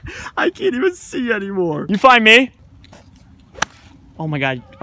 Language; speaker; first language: English; native; English